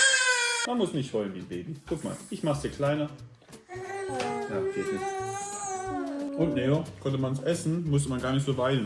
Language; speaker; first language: German; native; German